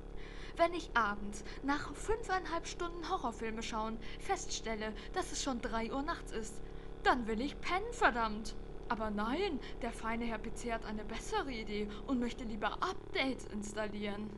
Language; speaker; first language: German; native; German